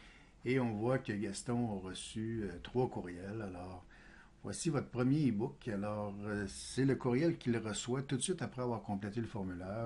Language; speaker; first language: French; native; French